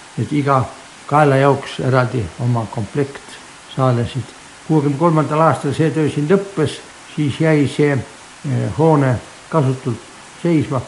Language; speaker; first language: Estonian; native; Estonian